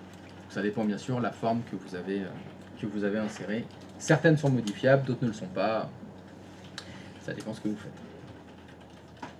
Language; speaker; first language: French; native; French